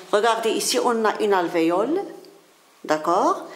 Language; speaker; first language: French; non-native, local second language; Arabic